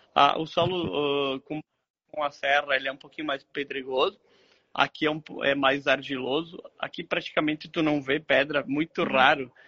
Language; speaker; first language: Portuguese; native; Portuguese